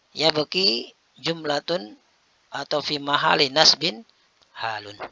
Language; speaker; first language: Arabic; non-native, fluent; Indonesian